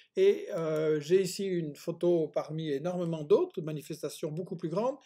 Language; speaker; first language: French; native; French